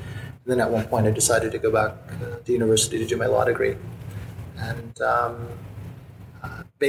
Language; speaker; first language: English; native; English